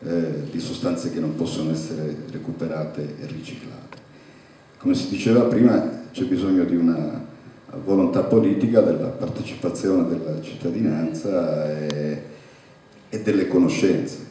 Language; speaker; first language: Italian; native; Italian